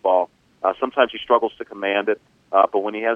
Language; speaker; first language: English; native; English